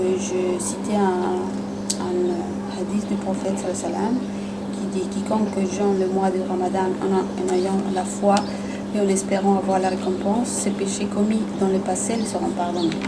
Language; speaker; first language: French; non-native, fluent; Spanish